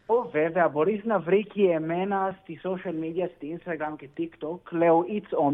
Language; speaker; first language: Greek; early bilingual, heritage; Greek